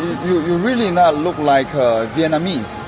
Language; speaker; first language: English; non-native, learner; Korean